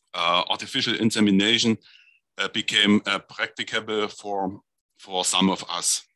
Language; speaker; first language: English; non-native, fluent; German